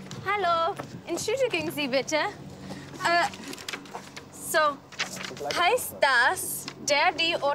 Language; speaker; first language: German; non-native, learner; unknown